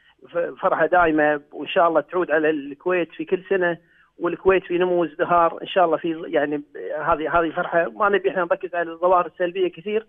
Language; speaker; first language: Arabic; native; Arabic